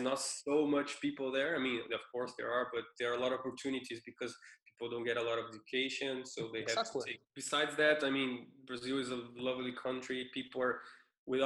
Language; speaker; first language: English; non-native, fluent; Portuguese